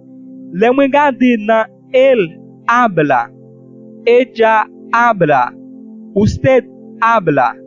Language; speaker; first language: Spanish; non-native, learner; Haitian Creole